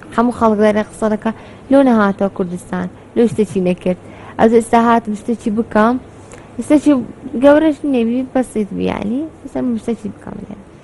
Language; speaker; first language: Central Kurdish; non-native, local second language; Arabic